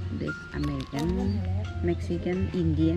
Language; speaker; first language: English; non-native, learner; Thai